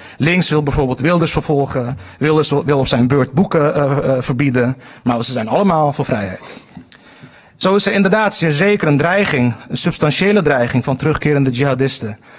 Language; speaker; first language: Dutch; early bilingual, other home language; Turkish